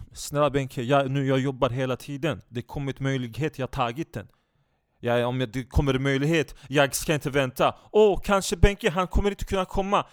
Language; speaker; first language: Swedish; non-native, fluent; Turkish